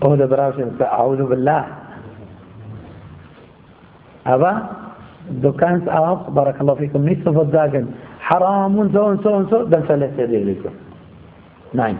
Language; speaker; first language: German; non-native, fluent; Arabic